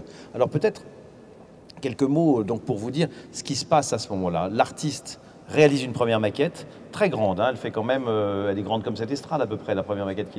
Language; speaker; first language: French; native; French